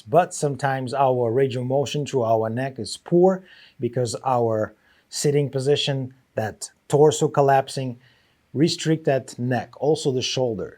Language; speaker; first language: English; non-native, fluent; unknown